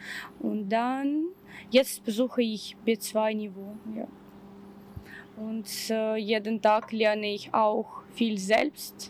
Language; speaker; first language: German; non-native, fluent; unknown